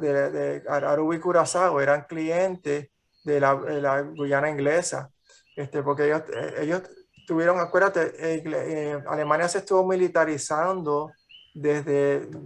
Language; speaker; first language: Spanish; native; Spanish